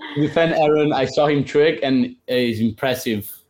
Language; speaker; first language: English; non-native, fluent; Italian